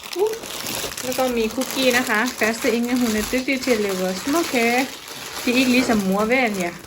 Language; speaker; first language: Danish; non-native, learner; Thai